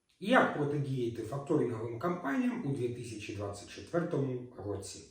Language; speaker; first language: Ukrainian; native; Ukrainian